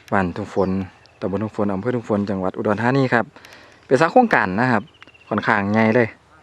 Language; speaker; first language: Thai; native; Thai